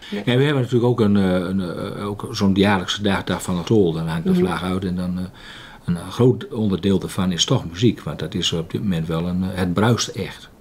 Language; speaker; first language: Dutch; native; Dutch